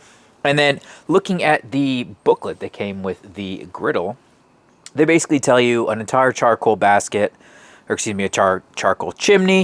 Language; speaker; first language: English; native; English